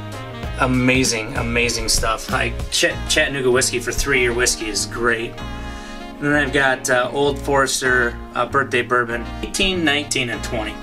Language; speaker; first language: English; native; English